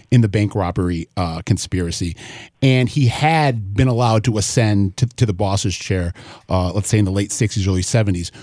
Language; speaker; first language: English; native; English